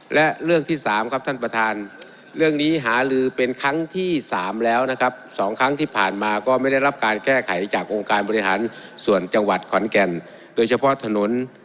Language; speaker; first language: Thai; native; Thai